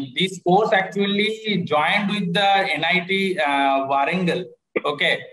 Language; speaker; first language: English; non-native, local second language; Bangla